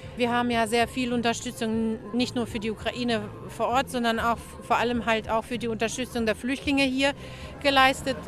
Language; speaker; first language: German; non-native, fluent; Ukrainian